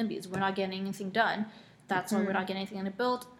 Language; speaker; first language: English; non-native, local second language; Cantonese